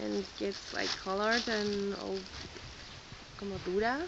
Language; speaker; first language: English; non-native, fluent; Spanish